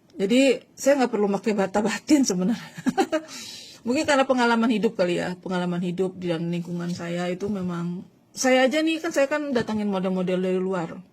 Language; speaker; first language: Indonesian; native; Indonesian